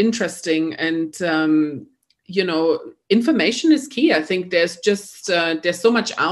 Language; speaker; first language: English; non-native, fluent; German